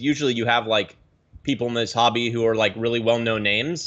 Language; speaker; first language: English; native; English